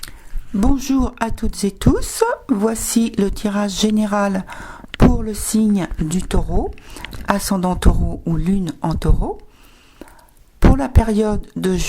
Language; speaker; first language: French; native; French